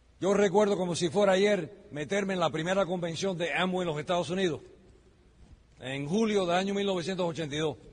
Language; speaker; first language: Spanish; early bilingual, heritage; Spanish